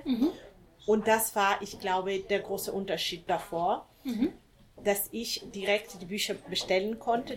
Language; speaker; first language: German; non-native, fluent; Italian